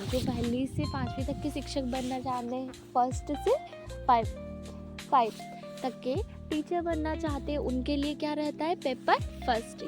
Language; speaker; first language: Hindi; native; Hindi